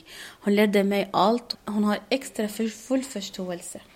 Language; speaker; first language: Swedish; non-native, learner; Arabic